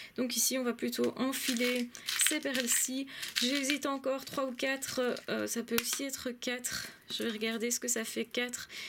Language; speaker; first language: French; native; French